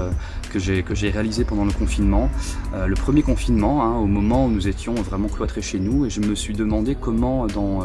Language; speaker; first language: French; native; French